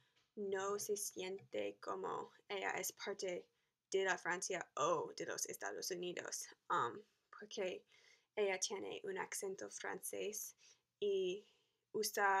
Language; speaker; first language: Spanish; non-native, learner; English